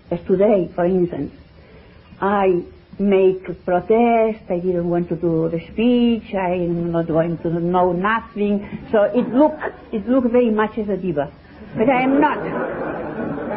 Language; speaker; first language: English; non-native, fluent; Spanish